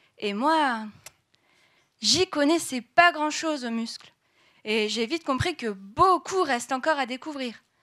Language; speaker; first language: French; native; French